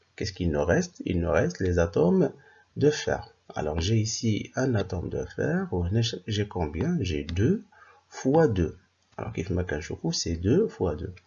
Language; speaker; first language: French; non-native, local second language; Arabic